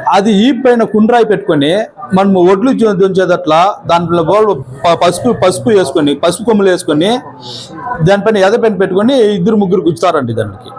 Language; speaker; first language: Telugu; non-native, local second language; Tamil